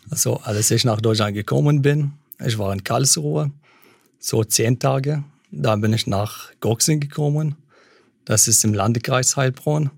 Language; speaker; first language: German; non-native, fluent; Arabic